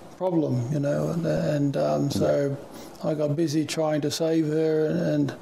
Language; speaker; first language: English; native; English